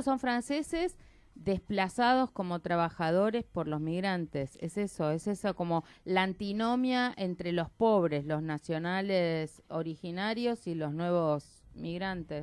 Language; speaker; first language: Spanish; native; Spanish